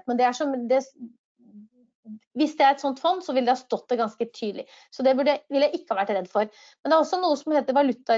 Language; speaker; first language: Norwegian; native; Norwegian